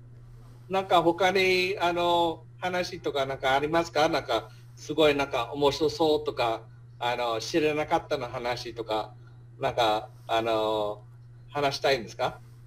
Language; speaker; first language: Japanese; non-native, fluent; English